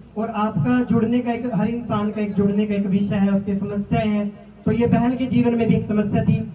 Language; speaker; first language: Hindi; native; Hindi